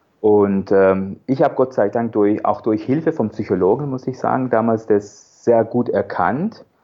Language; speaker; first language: German; non-native, fluent; Persian